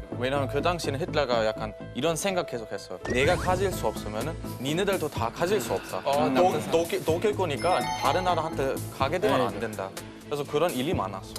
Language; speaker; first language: Korean; non-native, fluent; Spanish